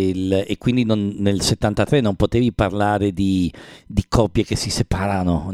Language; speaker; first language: Italian; native; Italian